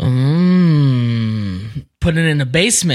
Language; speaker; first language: English; native; English